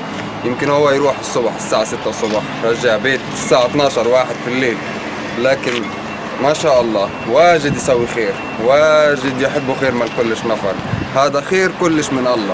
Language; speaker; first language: Arabic; non-native, learner; Bangla